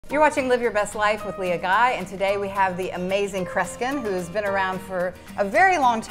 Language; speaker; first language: English; native; English